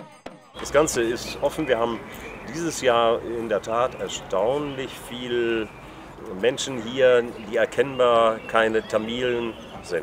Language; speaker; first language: German; native; German